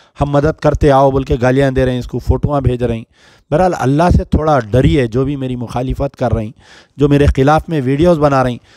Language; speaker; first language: Hindi; non-native, local second language; Urdu